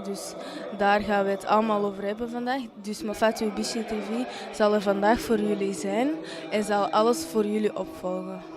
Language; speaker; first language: Dutch; early bilingual, other home language; Wolof